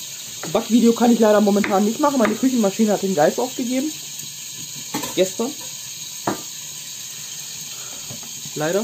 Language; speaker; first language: German; native; German